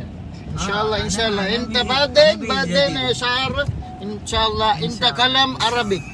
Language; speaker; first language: Arabic; non-native, learner; Kannada